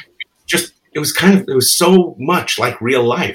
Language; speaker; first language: English; early bilingual, other home language; Spanish